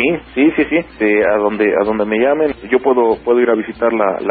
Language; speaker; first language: Spanish; native; Spanish